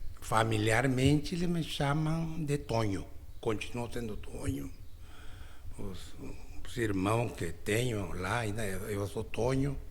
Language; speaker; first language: Portuguese; non-native, fluent; Spanish